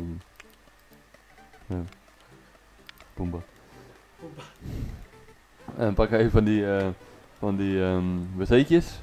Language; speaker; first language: Dutch; native; Dutch